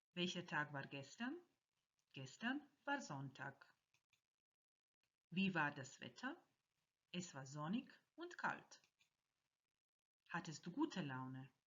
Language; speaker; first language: German; non-native, fluent; Croatian